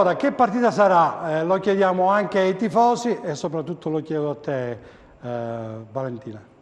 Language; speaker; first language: Italian; native; Italian